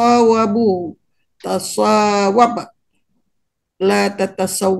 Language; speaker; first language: Arabic; non-native, learner; Malay